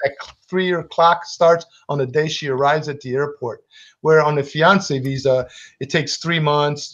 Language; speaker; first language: English; native; English